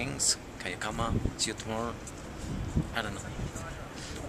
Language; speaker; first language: English; non-native, learner; Spanish